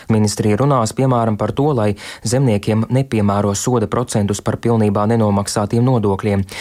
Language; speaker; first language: Latvian; native; Latvian